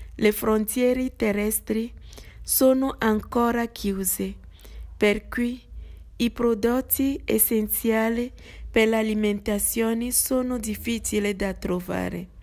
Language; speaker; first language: Italian; non-native, fluent; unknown